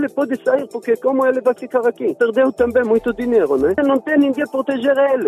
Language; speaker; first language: Portuguese; non-native, learner; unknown